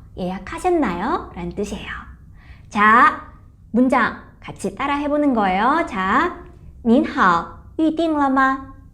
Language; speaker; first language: Korean; non-native, fluent; Chinese